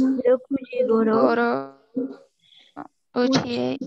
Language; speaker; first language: Japanese; non-native, learner; Spanish